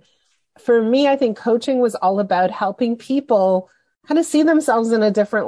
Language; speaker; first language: English; native; English